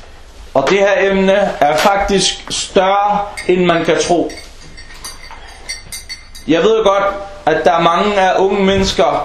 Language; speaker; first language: Danish; non-native, fluent; Arabic